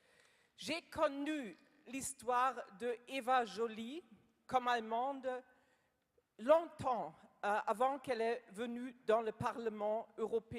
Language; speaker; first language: French; non-native, learner; German